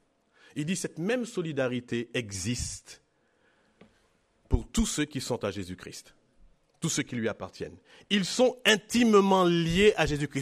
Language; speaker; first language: French; native; French